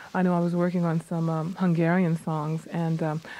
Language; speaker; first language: English; native; English